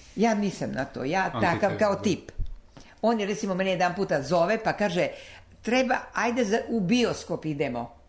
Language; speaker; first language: Serbian; non-native, local second language; Slovak